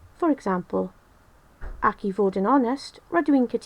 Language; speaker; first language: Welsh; non-native, local second language; English